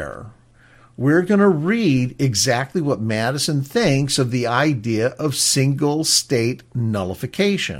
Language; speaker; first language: English; native; English